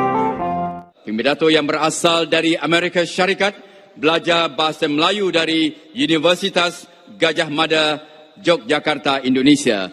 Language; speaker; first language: Malay; native; Malay